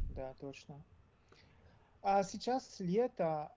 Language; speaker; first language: Russian; non-native, learner; French